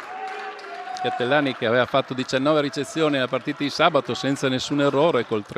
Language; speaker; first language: Italian; native; Italian